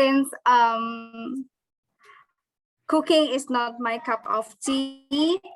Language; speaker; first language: English; non-native, learner; Indonesian